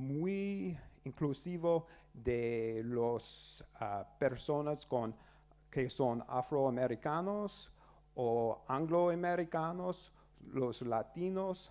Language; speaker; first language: Spanish; non-native, learner; English